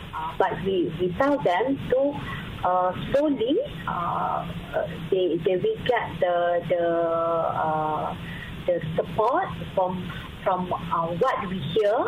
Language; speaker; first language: English; non-native, local second language; Malay